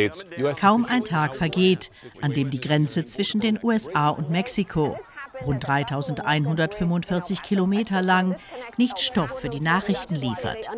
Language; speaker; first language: German; native; German